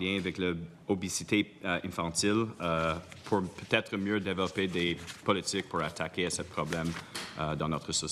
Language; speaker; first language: French; non-native, local second language; English